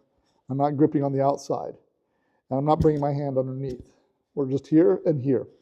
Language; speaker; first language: English; native; English